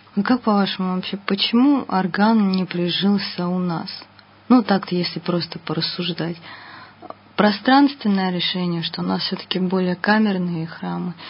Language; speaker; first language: Russian; native; Russian